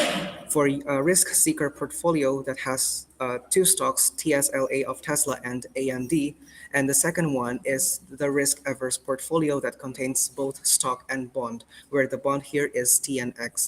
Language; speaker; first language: English; non-native, fluent; Indonesian